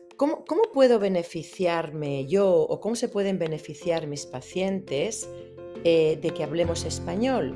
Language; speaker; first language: Spanish; native; Spanish